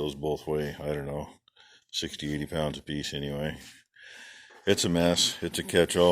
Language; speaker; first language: English; native; English